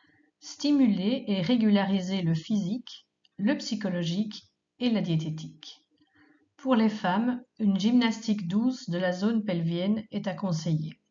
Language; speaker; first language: French; native; French